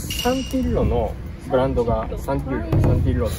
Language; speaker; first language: Japanese; native; Japanese